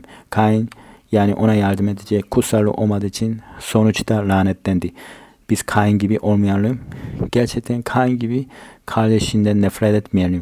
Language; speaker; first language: Turkish; non-native, fluent; Korean